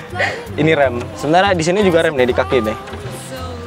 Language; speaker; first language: Indonesian; native; Indonesian